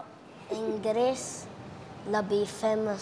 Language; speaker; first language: Indonesian; early bilingual, heritage; English